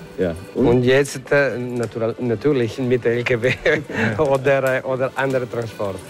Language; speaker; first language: German; non-native, learner; Italian